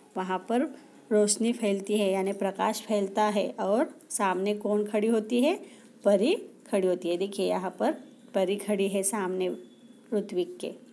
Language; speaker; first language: Hindi; non-native, local second language; Marathi